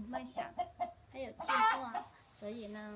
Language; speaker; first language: Chinese; non-native, learner; Vietnamese